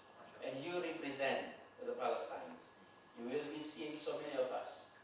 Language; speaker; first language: English; non-native, fluent; Indonesian